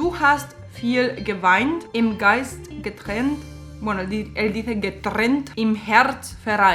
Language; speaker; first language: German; non-native, fluent; Spanish